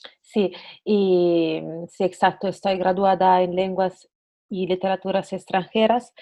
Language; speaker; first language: Spanish; non-native, fluent; Italian